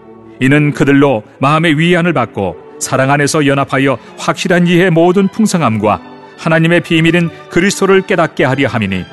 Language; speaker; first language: Korean; native; Korean